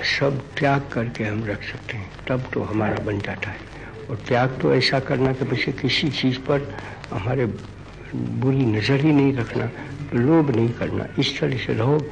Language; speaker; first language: Hindi; non-native, local second language; Gujarati